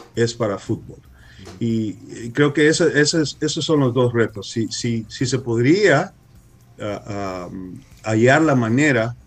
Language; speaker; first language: Spanish; early bilingual, heritage; Spanish